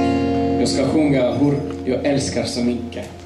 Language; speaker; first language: Swedish; non-native, learner; Russian